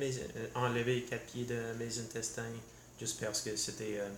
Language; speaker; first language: French; non-native, learner; English